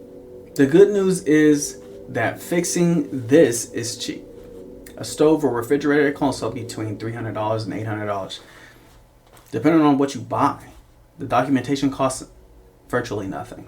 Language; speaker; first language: English; native; English